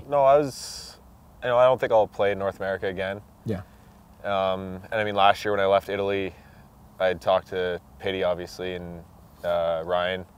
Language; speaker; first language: English; native; English